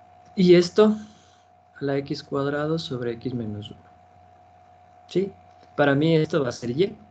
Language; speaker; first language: Spanish; native; Spanish